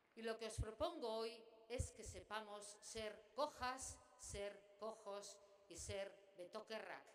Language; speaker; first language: Spanish; non-native, local second language; Basque